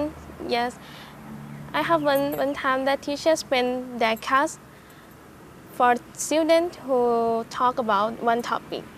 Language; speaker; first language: English; non-native, learner; Thai